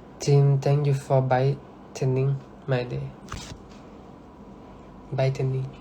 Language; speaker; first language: English; non-native, learner; Thai